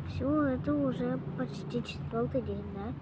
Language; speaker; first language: Russian; native; Russian